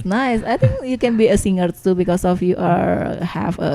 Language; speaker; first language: English; non-native, learner; Indonesian